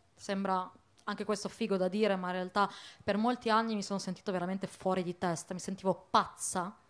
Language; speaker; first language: Italian; early bilingual, other home language; Arabic